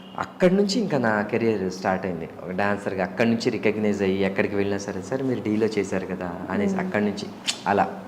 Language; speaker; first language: Telugu; native; Telugu